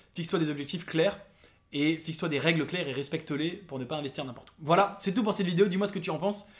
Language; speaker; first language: French; native; French